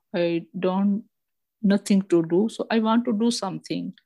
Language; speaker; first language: English; non-native, local second language; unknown